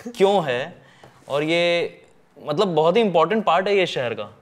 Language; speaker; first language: Hindi; native; Hindi